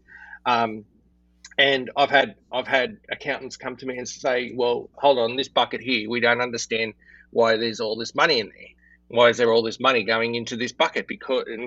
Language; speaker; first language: English; native; English